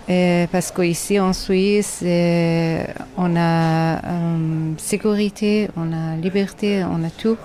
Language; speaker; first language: French; non-native, learner; Persian